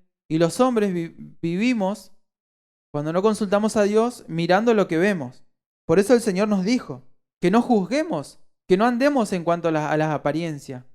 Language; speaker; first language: Spanish; native; Spanish